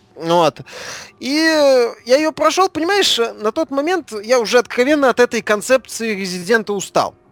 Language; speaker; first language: Russian; native; Russian